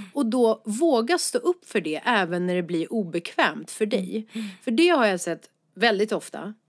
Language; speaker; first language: Swedish; early bilingual, other home language; Persian